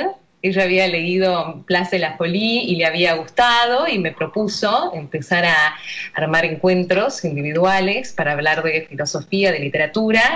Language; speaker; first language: Spanish; native; Spanish